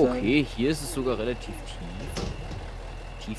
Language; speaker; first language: German; native; German